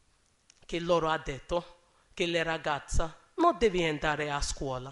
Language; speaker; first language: Italian; non-native, learner; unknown